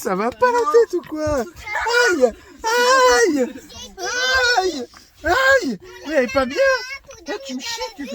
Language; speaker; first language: French; native; French